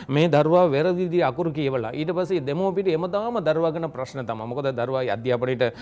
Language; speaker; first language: Sinhala; non-native, local second language; Tamil